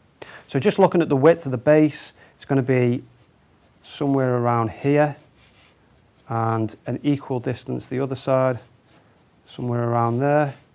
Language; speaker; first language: English; native; English